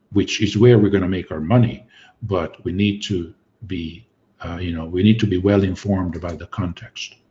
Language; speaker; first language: English; non-native, fluent; Hungarian